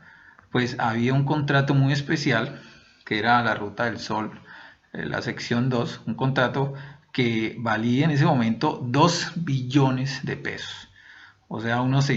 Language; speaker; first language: Spanish; native; Spanish